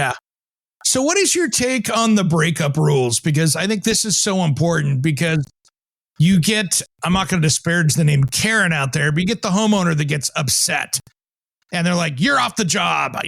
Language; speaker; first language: English; native; English